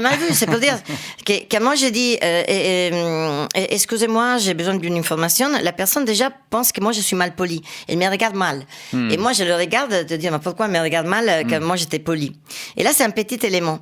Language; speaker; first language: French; non-native, fluent; Italian